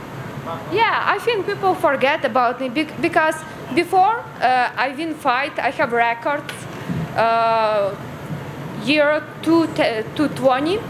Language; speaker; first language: English; non-native, learner; Ukrainian